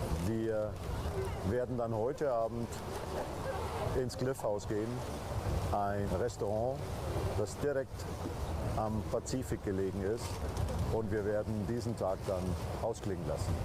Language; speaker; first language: German; native; German